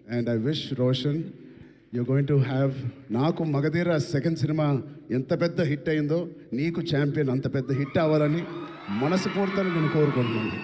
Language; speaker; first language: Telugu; native; Telugu